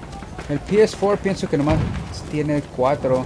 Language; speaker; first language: Spanish; early bilingual, heritage; Spanish